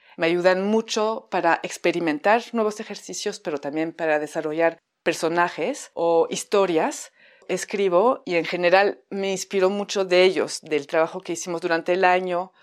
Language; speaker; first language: Spanish; non-native, fluent; French